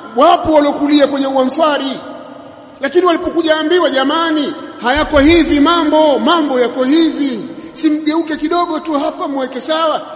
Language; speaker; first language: Swahili; native; Swahili